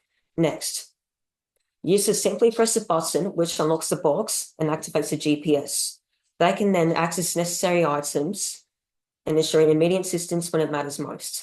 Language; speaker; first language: English; native; English